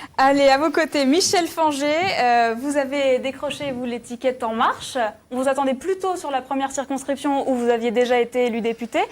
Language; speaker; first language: French; native; French